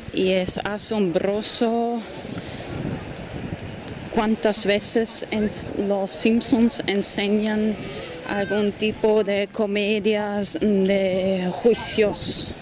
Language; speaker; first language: Spanish; non-native, fluent; German